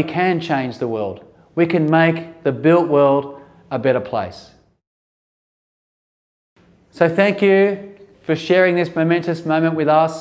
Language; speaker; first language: English; native; English